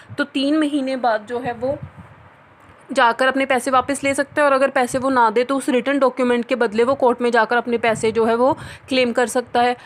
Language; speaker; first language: Hindi; non-native, local second language; Punjabi